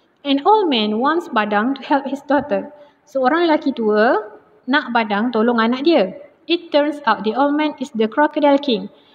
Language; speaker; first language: English; non-native, local second language; Malay